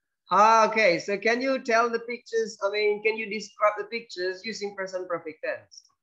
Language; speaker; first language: English; non-native, fluent; Indonesian